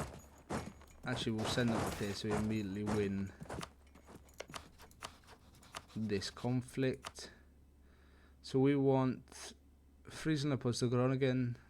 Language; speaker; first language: English; native; English